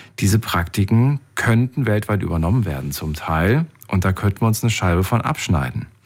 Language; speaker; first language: German; native; German